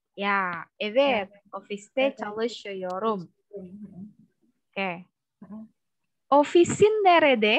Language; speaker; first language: Turkish; non-native, learner; Indonesian